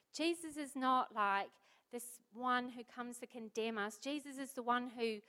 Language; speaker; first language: English; native; English